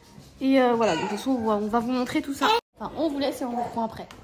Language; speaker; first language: French; native; French